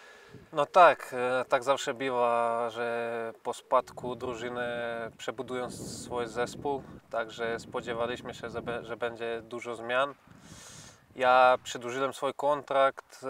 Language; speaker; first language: Polish; non-native, fluent; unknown